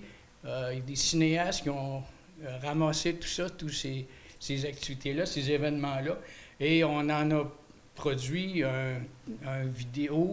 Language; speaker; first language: French; native; French